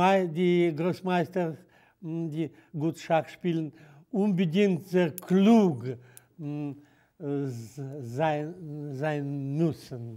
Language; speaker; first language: German; non-native, fluent; Russian